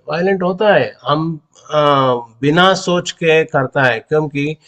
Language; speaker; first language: Hindi; non-native, local second language; Telugu